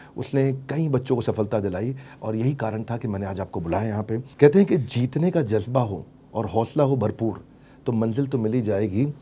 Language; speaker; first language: Hindi; native; Hindi